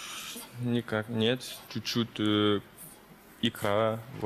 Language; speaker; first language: Russian; early bilingual, heritage; French